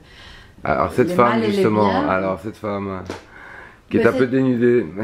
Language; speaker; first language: French; native; French